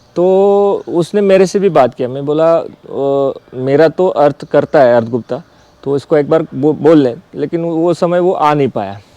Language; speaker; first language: Hindi; non-native, local second language; Marathi